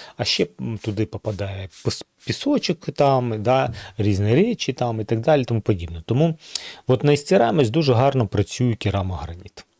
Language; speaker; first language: Ukrainian; non-native, local second language; Russian